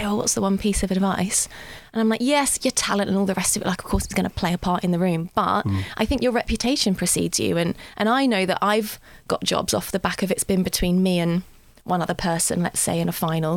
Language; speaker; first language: English; native; English